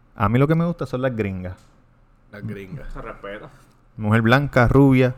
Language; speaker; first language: Spanish; native; Spanish